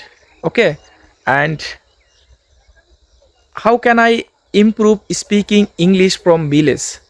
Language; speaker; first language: English; non-native, learner; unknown